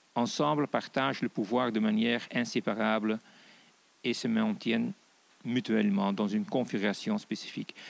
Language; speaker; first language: French; non-native, fluent; Dutch